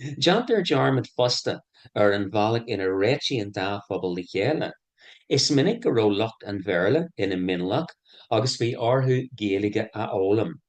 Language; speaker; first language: Irish; non-native, local second language; English